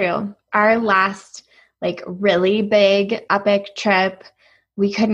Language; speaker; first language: English; native; English